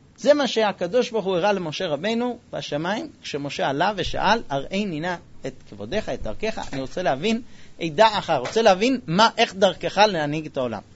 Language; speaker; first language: Hebrew; non-native, fluent; English